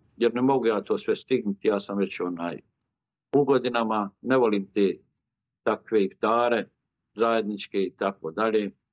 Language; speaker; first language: Bosnian; native; Bosnian